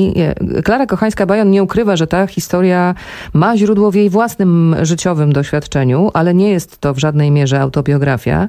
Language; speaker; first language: Polish; native; Polish